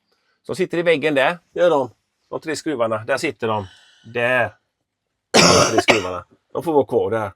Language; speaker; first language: Swedish; native; Swedish